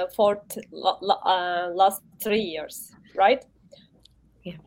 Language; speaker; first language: English; non-native, learner; Turkish